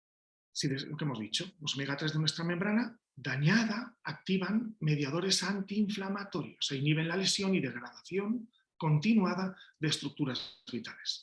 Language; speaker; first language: Spanish; native; Spanish